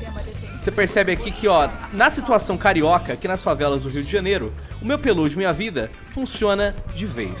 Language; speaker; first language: Portuguese; native; Portuguese